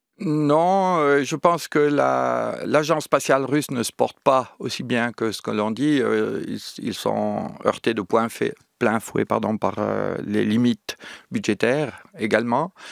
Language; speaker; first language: French; native; French